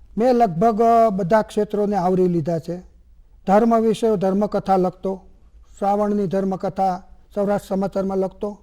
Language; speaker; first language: Gujarati; native; Gujarati